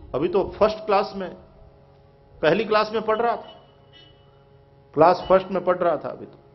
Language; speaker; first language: Hindi; non-native, local second language; Gujarati